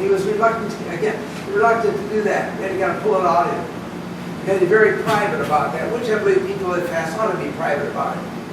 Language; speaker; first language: English; native; English